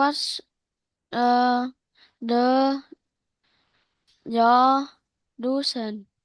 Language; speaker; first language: English; non-native, learner; Vietnamese